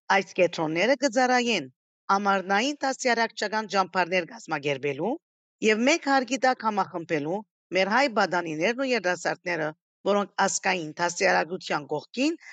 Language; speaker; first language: Armenian; early bilingual, heritage; Armenian